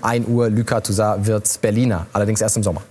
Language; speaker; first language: German; native; German